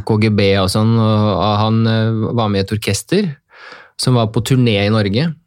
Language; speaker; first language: Norwegian; early bilingual, other home language; Russian